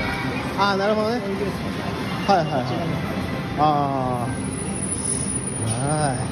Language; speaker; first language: Japanese; native; Japanese